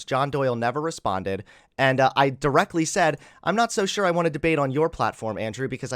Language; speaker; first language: English; native; English